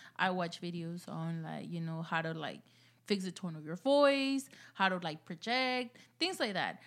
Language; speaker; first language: English; early bilingual, other home language; Spanish